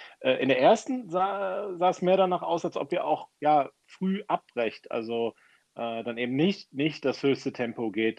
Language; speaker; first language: German; native; German